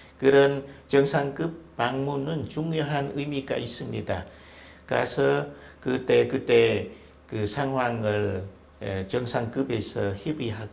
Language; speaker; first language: Korean; non-native, fluent; Vietnamese